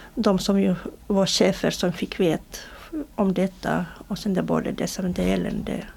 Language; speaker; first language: Swedish; non-native, learner; Russian